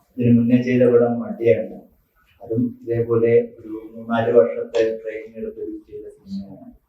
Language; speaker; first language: Malayalam; native; Malayalam